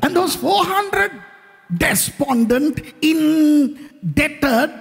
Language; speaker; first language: English; non-native, local second language; Tamil